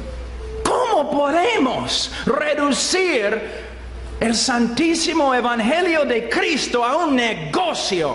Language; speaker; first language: Spanish; non-native, fluent; English